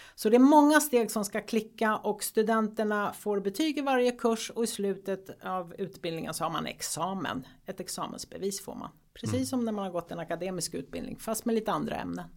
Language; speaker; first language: Swedish; early bilingual, other home language; Greek